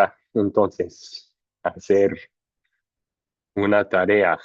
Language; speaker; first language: Spanish; non-native, fluent; English